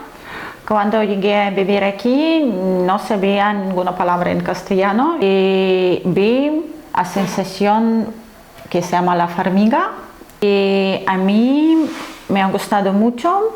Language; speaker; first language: Spanish; non-native, fluent; Russian